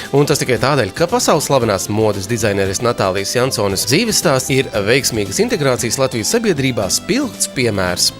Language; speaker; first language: Latvian; native; Latvian